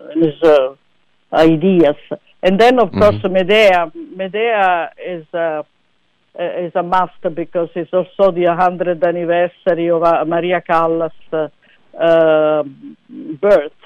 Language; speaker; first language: English; non-native, fluent; Italian